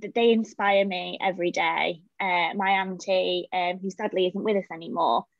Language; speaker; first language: English; native; English